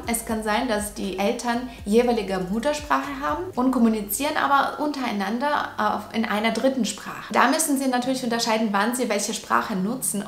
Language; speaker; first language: German; non-native, fluent; Russian